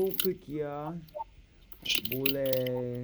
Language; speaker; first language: Indonesian; non-native, learner; English